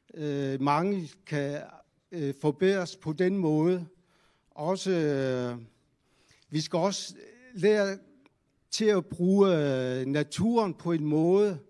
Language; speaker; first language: Danish; non-native, local second language; Kalaallisut